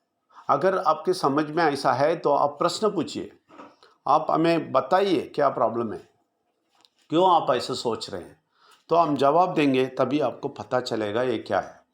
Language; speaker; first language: Hindi; non-native, local second language; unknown